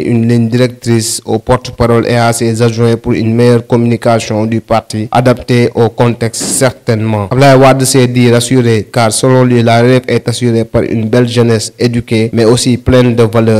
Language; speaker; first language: French; non-native, local second language; Wolof